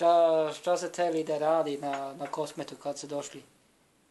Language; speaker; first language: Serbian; non-native, learner; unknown